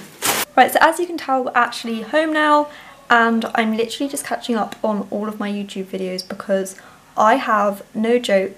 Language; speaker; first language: English; native; English